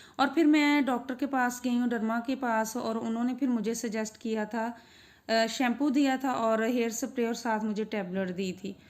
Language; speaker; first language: Urdu; non-native, local second language; Punjabi